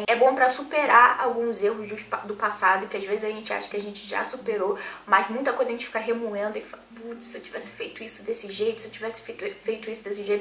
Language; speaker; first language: Portuguese; native; Portuguese